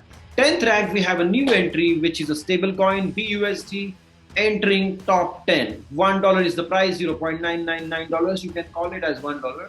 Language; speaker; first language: English; non-native, local second language; Marathi